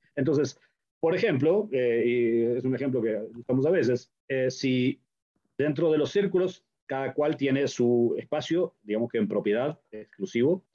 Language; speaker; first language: Spanish; native; Spanish